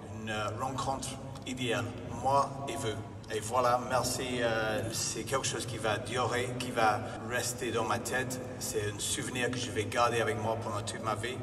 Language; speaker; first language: French; non-native, fluent; English